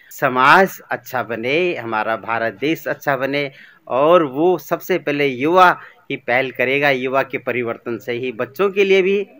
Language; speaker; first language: Hindi; native; Hindi